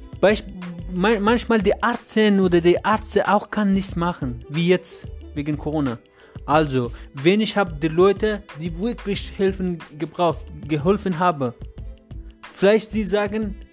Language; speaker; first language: German; non-native, learner; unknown